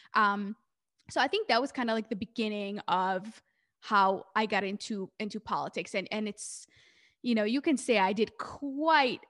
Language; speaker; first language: English; early bilingual, other home language; Hebrew